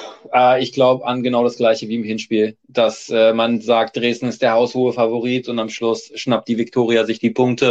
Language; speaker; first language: German; native; German